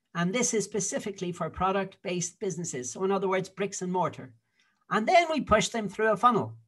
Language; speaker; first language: English; native; English